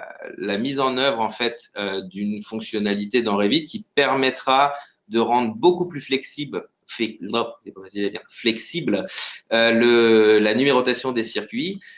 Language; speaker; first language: French; native; French